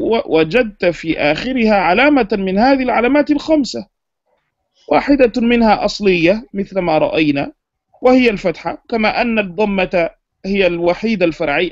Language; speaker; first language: Arabic; non-native, fluent; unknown